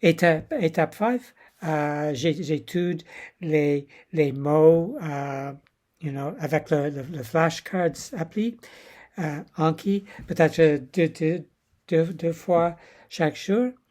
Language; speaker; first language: French; non-native, learner; English